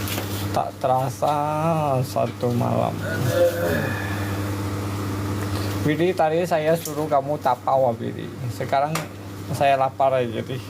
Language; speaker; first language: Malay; non-native, local second language; Hakka Chinese